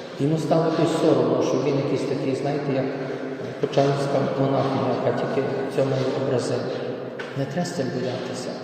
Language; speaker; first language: Ukrainian; non-native, fluent; Polish